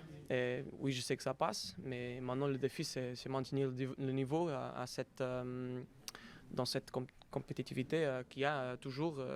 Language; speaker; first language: French; non-native, fluent; Portuguese